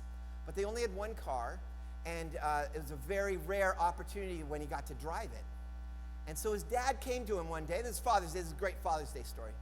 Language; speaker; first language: English; native; English